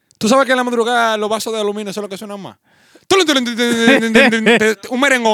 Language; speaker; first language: Spanish; native; Spanish